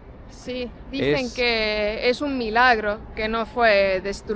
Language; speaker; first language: Spanish; non-native, fluent; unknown